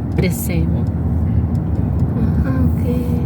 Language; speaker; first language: English; non-native, local second language; Filipino